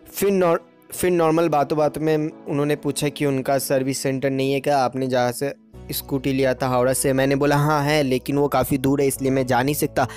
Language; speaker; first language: Hindi; non-native, local second language; Bangla